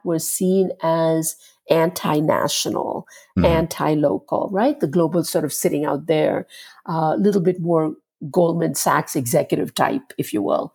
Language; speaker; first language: English; non-native, local second language; Gujarati